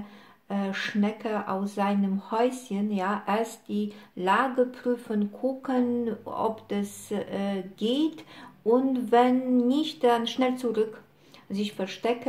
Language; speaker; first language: German; non-native, fluent; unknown